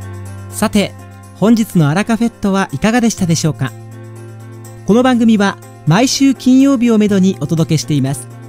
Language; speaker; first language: Japanese; native; Japanese